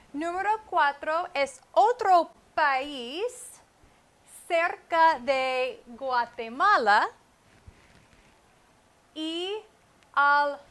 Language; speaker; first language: Spanish; non-native, fluent; English